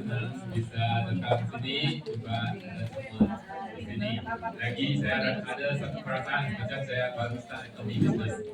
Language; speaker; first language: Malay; non-native, local second language; Chinese